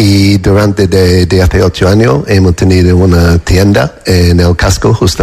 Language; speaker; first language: Spanish; non-native, fluent; English